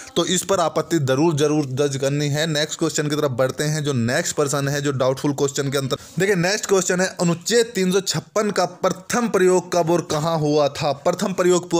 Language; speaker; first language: Hindi; native; Hindi